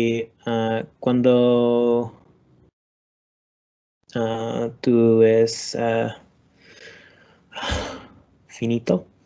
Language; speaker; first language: Spanish; non-native, learner; English